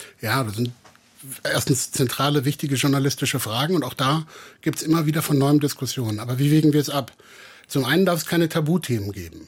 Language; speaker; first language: German; native; German